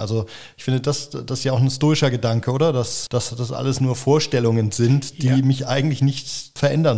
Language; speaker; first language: German; native; German